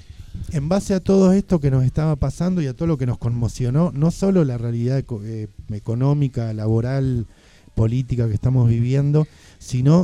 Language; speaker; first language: Spanish; native; Spanish